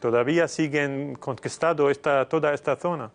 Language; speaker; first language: Spanish; non-native, fluent; Arabic